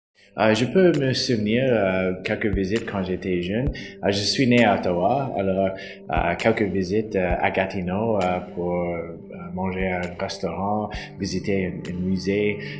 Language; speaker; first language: French; non-native, fluent; English